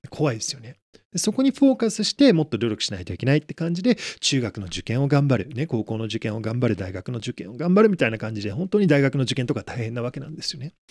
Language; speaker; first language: Japanese; native; Japanese